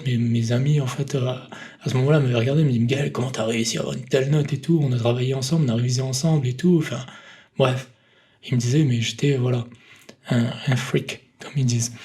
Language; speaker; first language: French; native; French